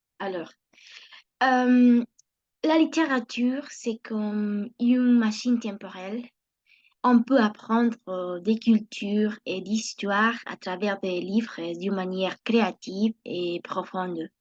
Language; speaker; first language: French; non-native, learner; Spanish